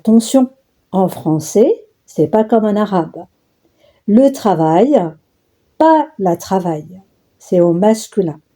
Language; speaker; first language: French; non-native, local second language; Arabic